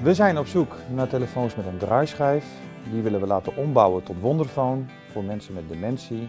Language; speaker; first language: Dutch; native; Dutch